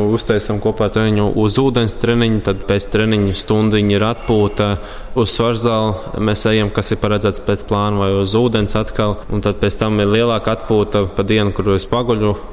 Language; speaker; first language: Latvian; native; Latvian